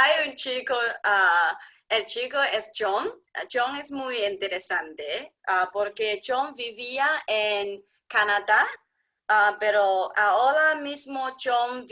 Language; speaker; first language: Spanish; non-native, learner; English